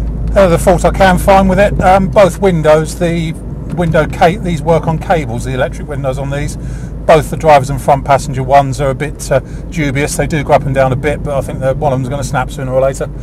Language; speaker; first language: English; native; English